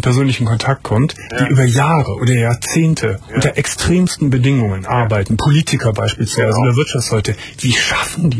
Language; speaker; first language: German; native; German